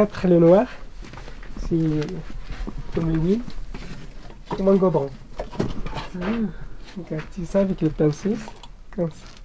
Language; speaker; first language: French; non-native, learner; Arabic